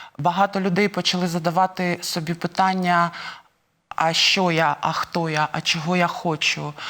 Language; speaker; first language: Ukrainian; non-native, local second language; Russian